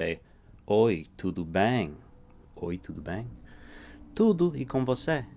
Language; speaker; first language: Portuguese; non-native, fluent; English